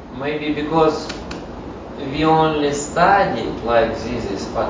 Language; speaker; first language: English; non-native, learner; Russian